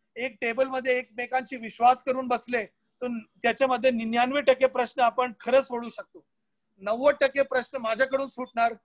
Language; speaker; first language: Marathi; non-native, local second language; Hindi